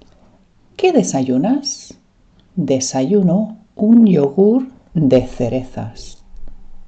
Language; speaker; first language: Spanish; non-native, fluent; English